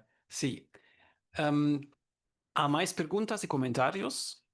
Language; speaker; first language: Portuguese; non-native, learner; German